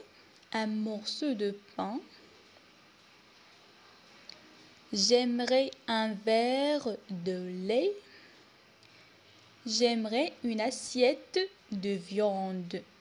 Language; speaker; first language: French; non-native, local second language; Arabic